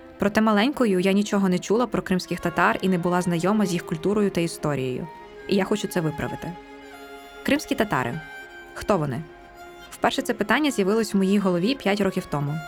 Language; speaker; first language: Ukrainian; native; Ukrainian